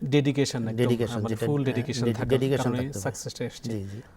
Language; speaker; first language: Bangla; native; Bangla